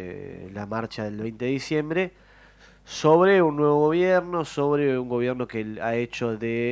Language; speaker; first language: Spanish; native; Spanish